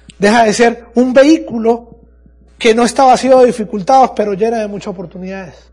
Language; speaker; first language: Spanish; native; Spanish